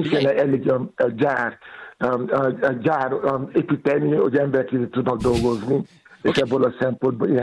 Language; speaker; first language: Hungarian; non-native, learner; Yoruba